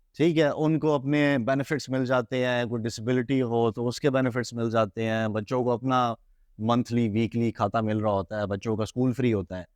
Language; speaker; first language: Urdu; native; Urdu